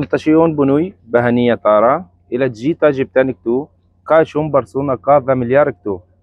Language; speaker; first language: Albanian; non-native, learner; Arabic